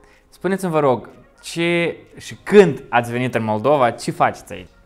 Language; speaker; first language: Romanian; native; Romanian